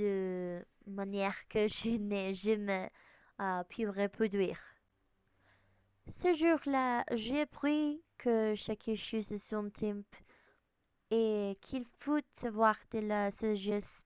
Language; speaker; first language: French; non-native, learner; Spanish